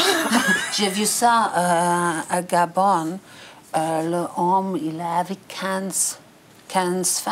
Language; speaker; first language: French; non-native, learner; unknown